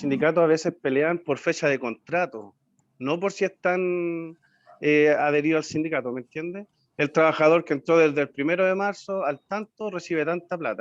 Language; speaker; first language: Spanish; native; Spanish